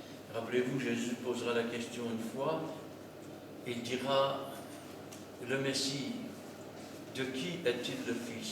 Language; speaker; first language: French; native; French